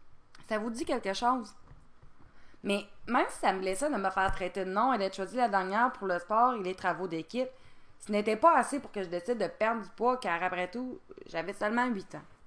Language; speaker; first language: French; native; French